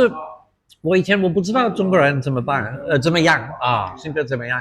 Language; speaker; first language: Chinese; non-native, fluent; English